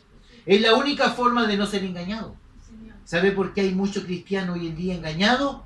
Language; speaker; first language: Spanish; native; Spanish